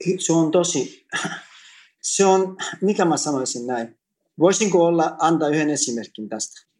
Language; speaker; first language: Finnish; non-native, fluent; Greek